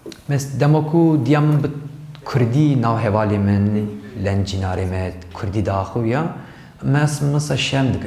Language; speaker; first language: Kurdish; non-native, local second language; Turkish